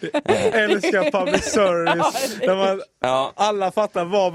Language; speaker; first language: Swedish; native; Swedish